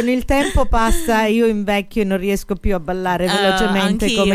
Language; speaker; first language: Italian; early bilingual, heritage; Italian